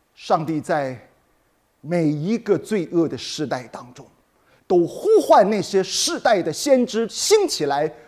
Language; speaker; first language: Chinese; native; Chinese